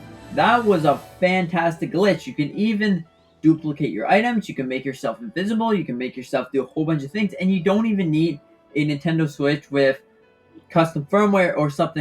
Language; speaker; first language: English; native; English